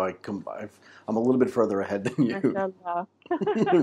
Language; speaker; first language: English; native; English